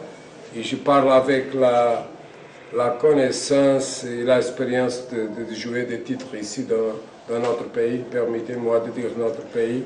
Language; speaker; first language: French; non-native, fluent; Portuguese